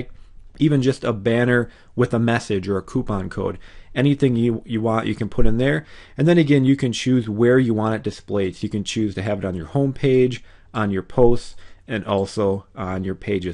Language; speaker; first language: English; native; English